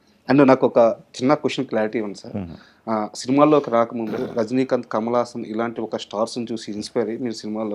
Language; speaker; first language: Telugu; native; Telugu